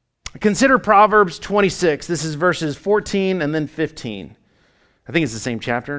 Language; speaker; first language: English; native; English